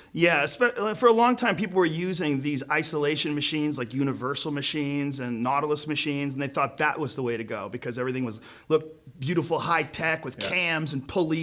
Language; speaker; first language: English; native; English